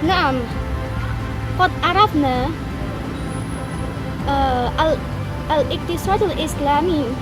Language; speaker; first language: Arabic; non-native, learner; Indonesian